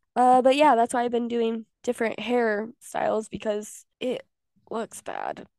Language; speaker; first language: English; native; English